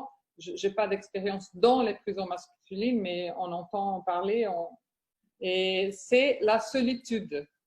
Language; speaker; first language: French; non-native, fluent; Portuguese